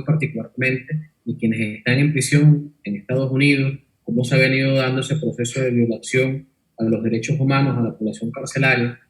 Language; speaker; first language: Spanish; native; Spanish